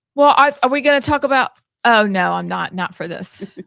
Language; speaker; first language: English; native; English